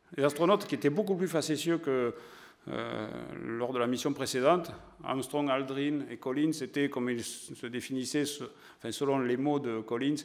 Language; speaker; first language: French; native; French